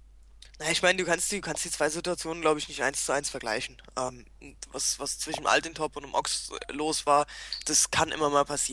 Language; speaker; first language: German; native; German